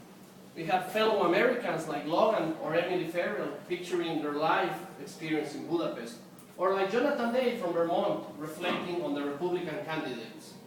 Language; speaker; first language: English; non-native, fluent; Spanish